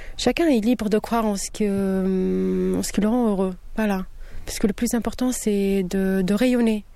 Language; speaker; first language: French; non-native, local second language; Kabyle